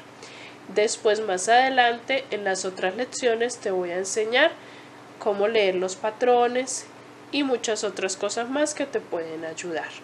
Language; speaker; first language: Spanish; native; Spanish